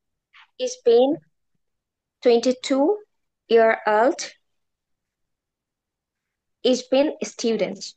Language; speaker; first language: German; non-native, learner; Bangla